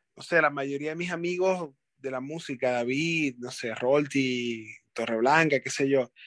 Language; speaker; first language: Spanish; native; Spanish